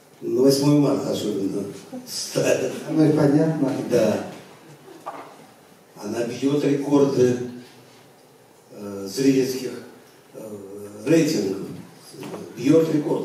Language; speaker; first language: Russian; native; Russian